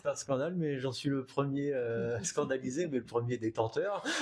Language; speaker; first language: French; native; French